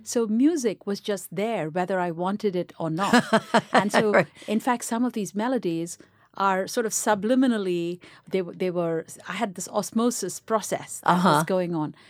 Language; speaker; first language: English; non-native, local second language; Tamil